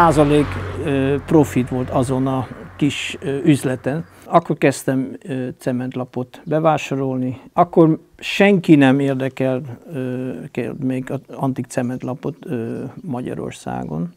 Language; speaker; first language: Hungarian; non-native, fluent; Dutch